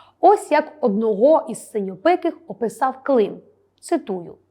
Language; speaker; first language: Ukrainian; native; Ukrainian